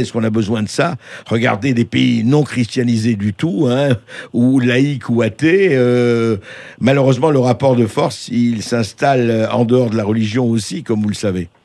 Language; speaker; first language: French; native; French